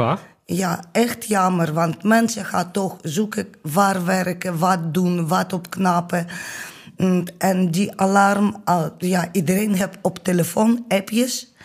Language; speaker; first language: Dutch; non-native, learner; Ukrainian